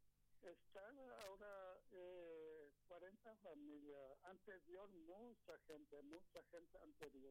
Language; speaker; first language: Spanish; non-native, local second language; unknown